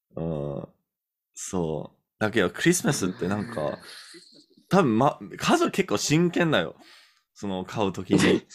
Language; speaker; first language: Japanese; non-native, fluent; English